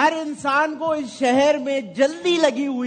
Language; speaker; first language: Urdu; native; Urdu